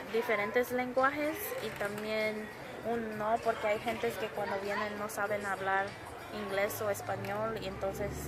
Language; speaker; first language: Spanish; early bilingual, other home language; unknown